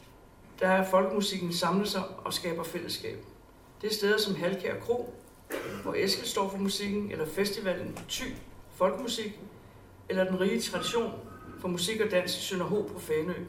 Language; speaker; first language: Danish; native; Danish